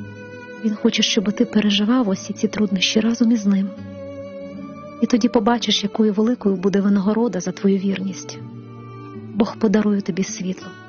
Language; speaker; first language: Ukrainian; native; Ukrainian